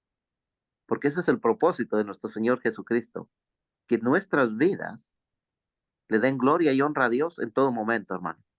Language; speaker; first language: Spanish; native; Spanish